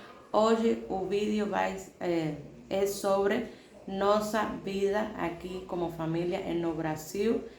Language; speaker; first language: Portuguese; non-native, fluent; Spanish